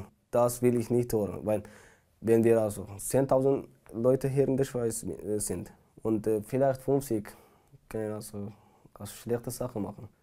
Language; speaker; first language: German; non-native, learner; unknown